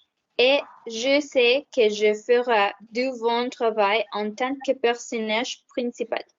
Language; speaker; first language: French; non-native, learner; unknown